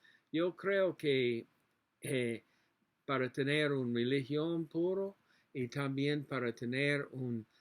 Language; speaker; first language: Spanish; non-native, learner; English